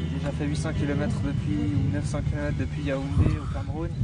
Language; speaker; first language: French; native; French